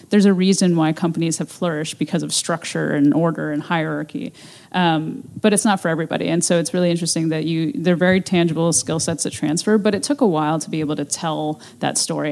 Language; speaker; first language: English; native; English